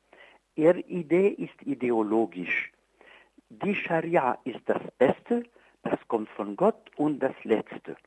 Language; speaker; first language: German; non-native, fluent; Arabic